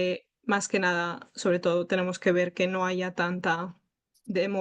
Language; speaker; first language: Spanish; native; Spanish